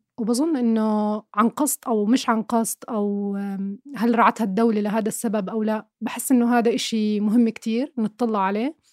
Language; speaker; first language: Arabic; native; Arabic